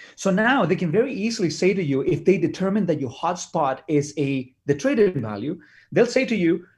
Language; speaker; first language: English; non-native, fluent; Spanish